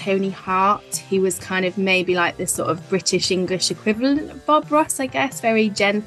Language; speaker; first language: English; native; English